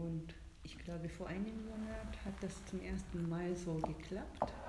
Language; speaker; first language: German; non-native, fluent; Japanese